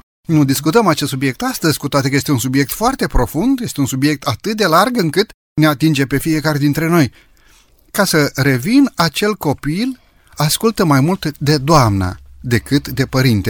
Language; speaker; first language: Romanian; native; Romanian